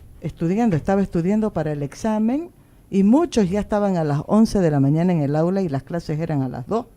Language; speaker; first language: Spanish; native; Spanish